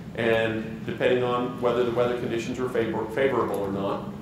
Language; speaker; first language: English; native; English